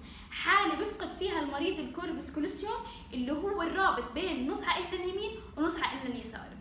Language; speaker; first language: Arabic; native; Arabic